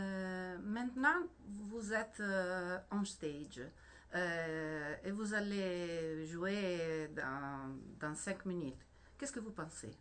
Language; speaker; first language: French; non-native, learner; Italian